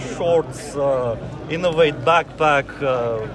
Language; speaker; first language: English; non-native, fluent; Latvian